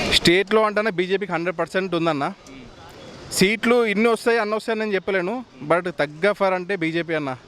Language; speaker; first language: Telugu; native; Telugu